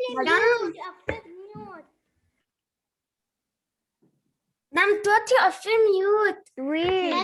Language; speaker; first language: French; non-native, learner; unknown